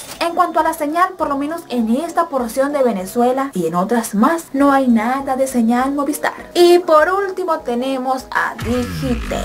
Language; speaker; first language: Spanish; native; Spanish